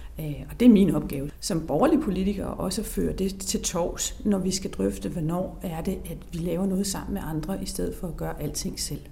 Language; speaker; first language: Danish; native; Danish